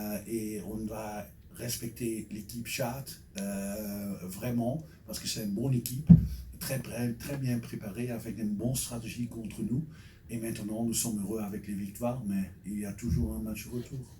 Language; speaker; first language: French; non-native, fluent; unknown